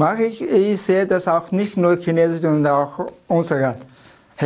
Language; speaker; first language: German; non-native, learner; Chinese